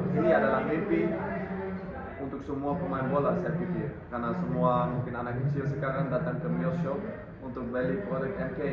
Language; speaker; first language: Indonesian; non-native, fluent; Dutch